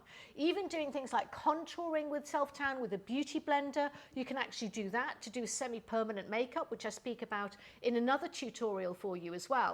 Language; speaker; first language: English; native; English